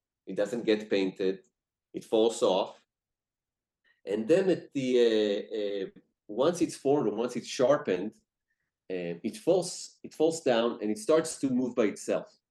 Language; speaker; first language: English; non-native, fluent; Hebrew